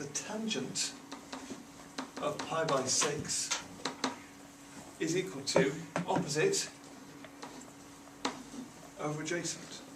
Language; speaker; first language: English; native; English